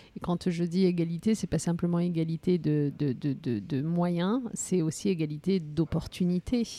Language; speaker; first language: French; early bilingual, other home language; Riffian